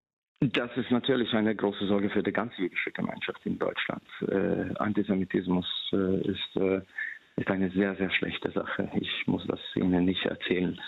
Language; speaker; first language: German; non-native, fluent; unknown